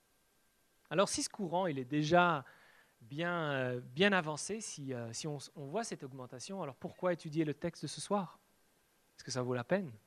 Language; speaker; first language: French; native; French